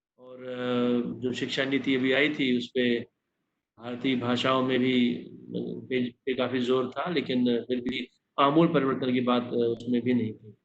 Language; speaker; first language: Hindi; non-native, local second language; Maithili